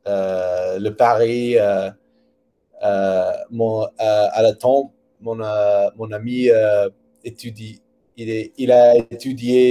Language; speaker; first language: French; non-native, learner; English